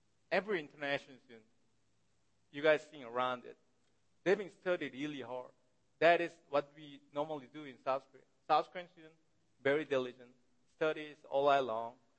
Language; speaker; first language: English; non-native, learner; Korean